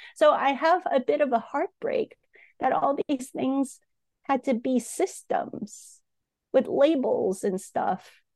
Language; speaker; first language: English; non-native, local second language; Cantonese